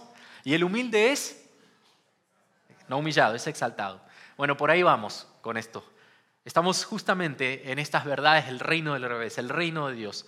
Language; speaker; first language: Spanish; native; Spanish